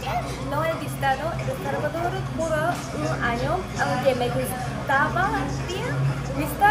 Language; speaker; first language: Spanish; non-native, learner; Japanese